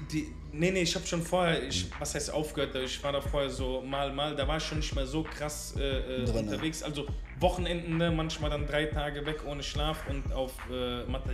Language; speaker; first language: German; native; German